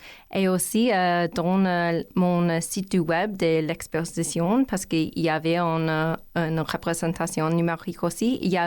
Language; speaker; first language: French; non-native, learner; English